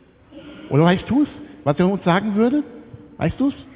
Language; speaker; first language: German; native; German